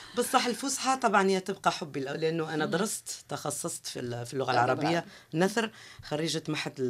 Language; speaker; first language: Arabic; non-native, local second language; Kabyle